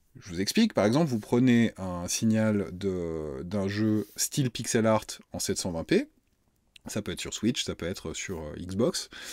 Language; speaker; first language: French; native; French